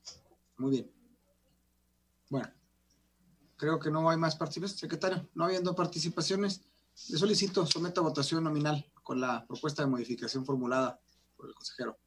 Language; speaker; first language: Spanish; native; Spanish